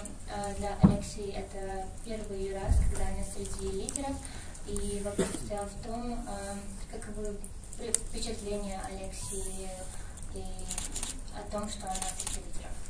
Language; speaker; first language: Russian; native; Russian